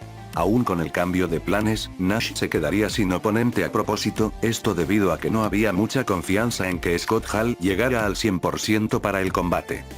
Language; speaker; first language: Spanish; native; Spanish